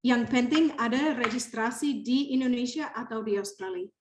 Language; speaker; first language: Indonesian; non-native, fluent; English